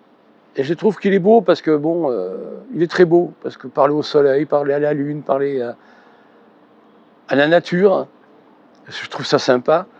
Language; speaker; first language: French; native; French